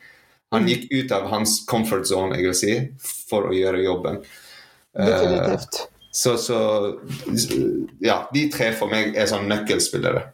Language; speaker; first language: Norwegian; non-native, fluent; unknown